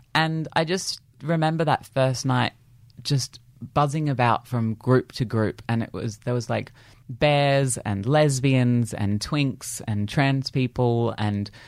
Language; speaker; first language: English; native; English